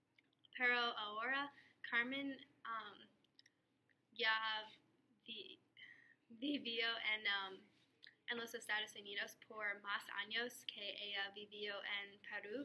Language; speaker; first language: Spanish; non-native, learner; English